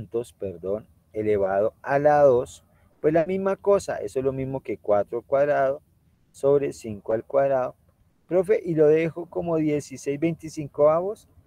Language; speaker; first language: Spanish; native; Spanish